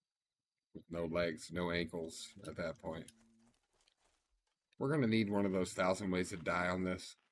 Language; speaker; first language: English; native; English